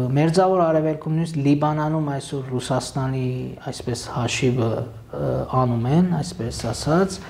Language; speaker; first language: Armenian; early bilingual, heritage; Armenian